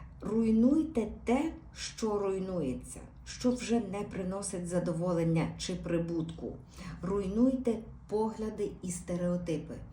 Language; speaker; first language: Ukrainian; native; Ukrainian